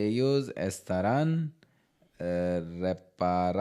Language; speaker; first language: Spanish; non-native, learner; Hindi